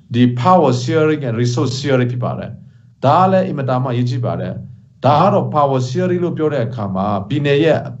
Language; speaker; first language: Burmese; non-native, local second language; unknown